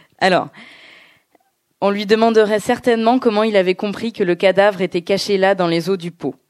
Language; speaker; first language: French; native; French